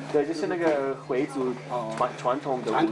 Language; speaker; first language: Chinese; non-native, learner; English